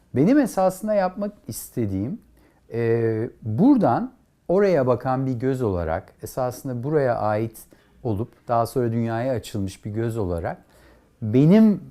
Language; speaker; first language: Turkish; native; Turkish